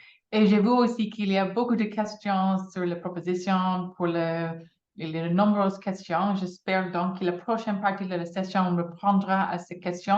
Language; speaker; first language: French; non-native, fluent; English